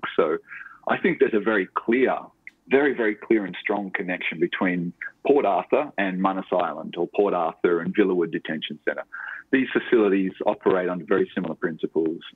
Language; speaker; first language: English; native; English